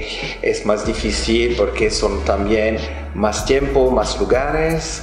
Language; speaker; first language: Spanish; non-native, fluent; French